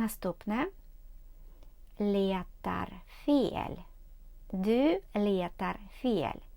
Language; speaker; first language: Swedish; non-native, learner; Ukrainian